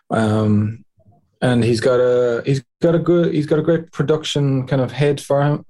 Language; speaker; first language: English; native; English